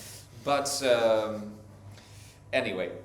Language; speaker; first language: English; non-native, fluent; Ukrainian